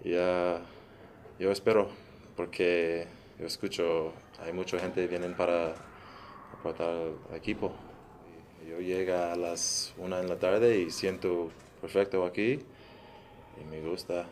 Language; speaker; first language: Spanish; early bilingual, heritage; English